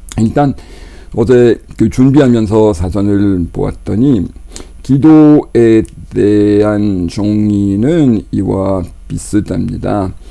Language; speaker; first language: Korean; non-native, fluent; French